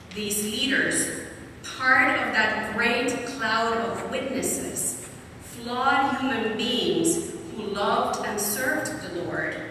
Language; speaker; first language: English; non-native, local second language; Spanish